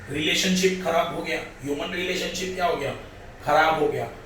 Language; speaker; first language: Hindi; non-native, local second language; Marathi